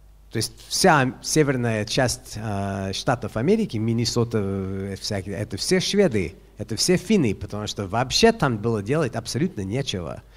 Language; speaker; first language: Russian; non-native, fluent; English